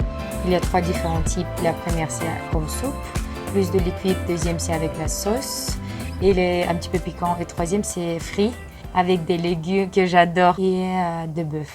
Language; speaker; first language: French; non-native, learner; Kyrgyz